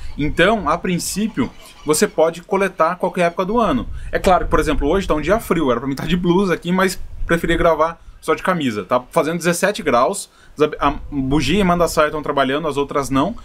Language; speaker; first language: Portuguese; native; Portuguese